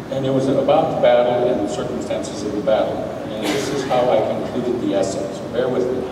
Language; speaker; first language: English; native; English